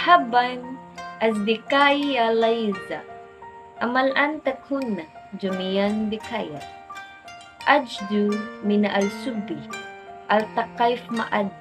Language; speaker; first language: Arabic; non-native, learner; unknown